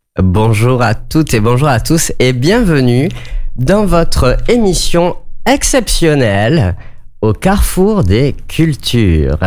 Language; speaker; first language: French; native; French